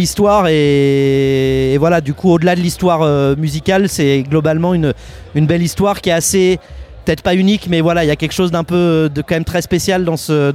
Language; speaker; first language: French; native; French